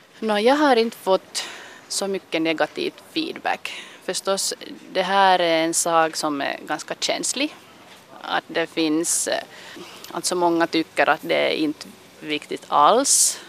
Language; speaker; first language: Swedish; non-native, local second language; Finnish